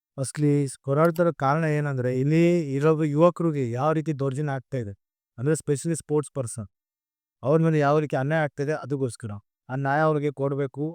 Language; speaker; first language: Kannada; non-native, local second language; Lambadi